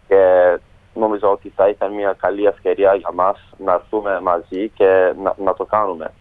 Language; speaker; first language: Greek; early bilingual, heritage; Greek